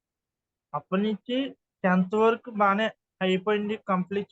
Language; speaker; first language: Telugu; native; Telugu